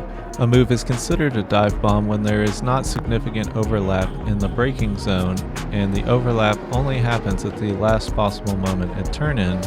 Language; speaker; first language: English; native; English